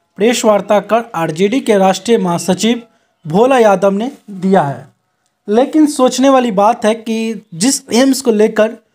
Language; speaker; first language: Hindi; native; Hindi